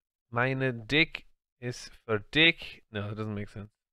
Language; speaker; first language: German; non-native, learner; English